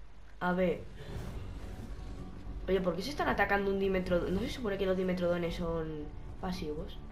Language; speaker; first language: Spanish; native; Spanish